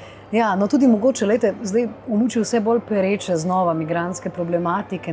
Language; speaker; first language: Slovenian; native; Slovenian